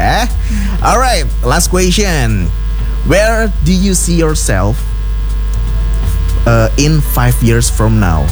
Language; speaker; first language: English; non-native, fluent; Indonesian